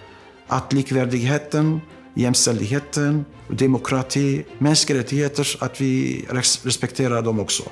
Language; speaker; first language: Swedish; non-native, fluent; Aramaic